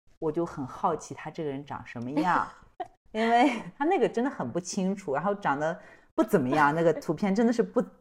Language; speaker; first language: Chinese; non-native, local second language; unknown